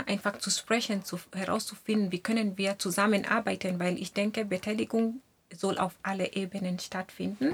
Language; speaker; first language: German; non-native, fluent; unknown